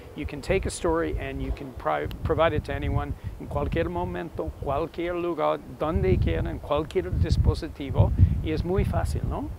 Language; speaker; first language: Spanish; non-native, fluent; English